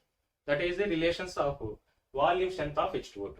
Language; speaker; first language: English; non-native, local second language; Telugu